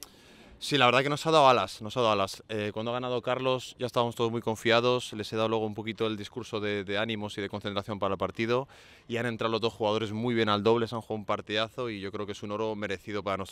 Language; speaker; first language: Spanish; native; Spanish